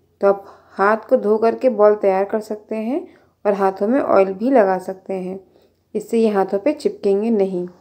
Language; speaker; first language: Hindi; native; Hindi